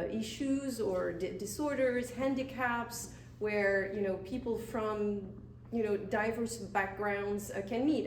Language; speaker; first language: English; non-native, fluent; French